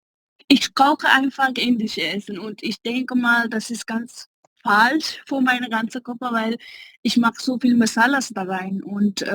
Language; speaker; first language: German; non-native, learner; Hindi